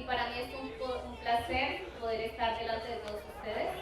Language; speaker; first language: Spanish; native; Spanish